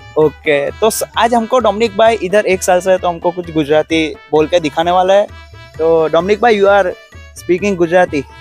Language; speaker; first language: Hindi; non-native, local second language; Gujarati